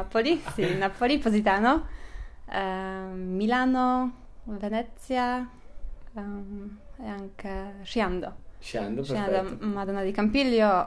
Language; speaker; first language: Italian; non-native, learner; Polish